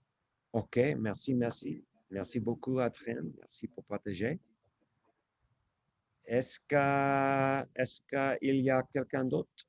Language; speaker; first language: French; non-native, learner; English